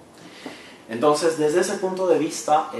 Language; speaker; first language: Spanish; native; Spanish